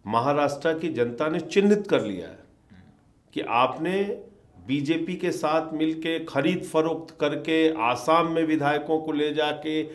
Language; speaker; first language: Hindi; native; Hindi